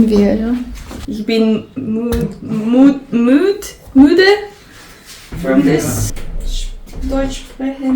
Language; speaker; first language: German; non-native, learner; Slovenian